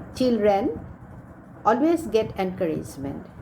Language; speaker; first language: English; non-native, local second language; Assamese